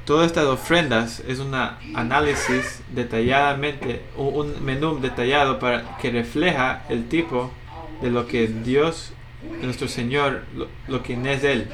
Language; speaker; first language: Spanish; non-native, fluent; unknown